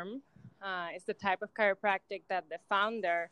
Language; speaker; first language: English; non-native, fluent; Spanish